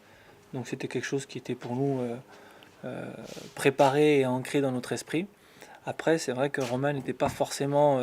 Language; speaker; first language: French; native; French